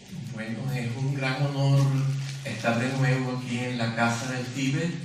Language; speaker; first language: Spanish; native; Spanish